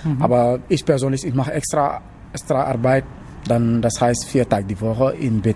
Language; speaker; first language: German; non-native, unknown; Wolof